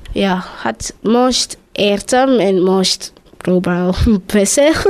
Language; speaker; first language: Hungarian; non-native, learner; English